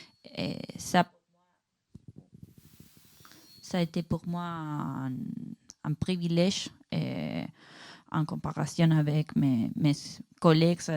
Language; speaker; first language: French; non-native, learner; Spanish